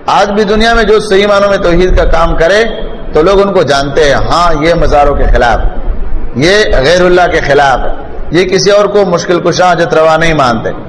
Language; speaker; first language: Urdu; non-native, local second language; Pashto